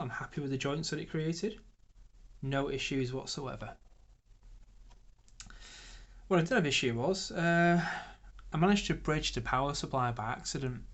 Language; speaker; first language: English; native; English